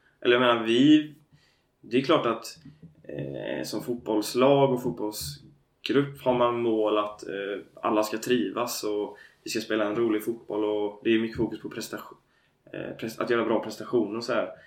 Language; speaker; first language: Swedish; native; Swedish